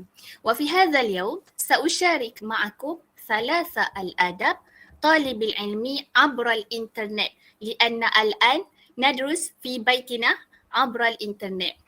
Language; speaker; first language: Arabic; non-native, learner; Malay